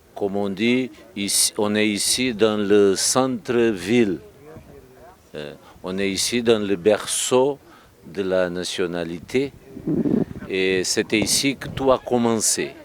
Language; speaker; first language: French; non-native, fluent; Kabuverdianu